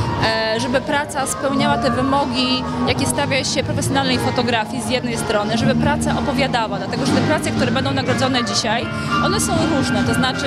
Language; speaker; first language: Polish; native; Polish